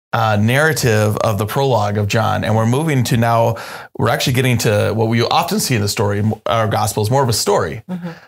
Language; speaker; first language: English; native; English